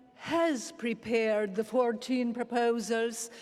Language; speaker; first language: English; non-native, fluent; Romanian